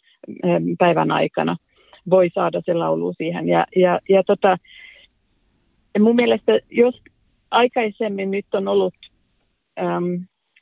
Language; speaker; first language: Finnish; non-native, local second language; Swedish